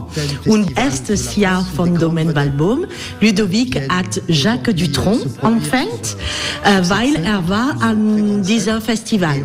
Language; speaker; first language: German; non-native, learner; French